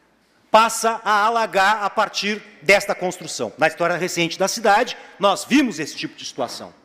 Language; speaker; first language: Portuguese; native; Portuguese